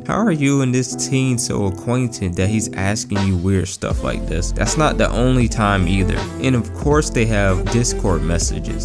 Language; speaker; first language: English; native; English